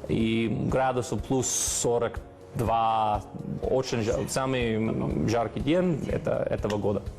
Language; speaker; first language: Russian; non-native, fluent; English